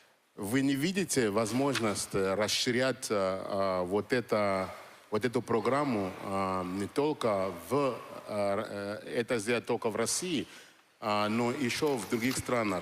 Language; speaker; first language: Russian; non-native, fluent; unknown